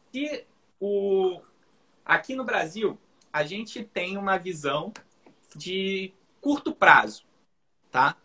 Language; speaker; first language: Portuguese; native; Portuguese